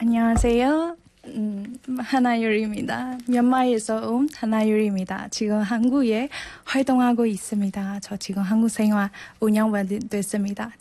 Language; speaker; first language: Korean; non-native, learner; Burmese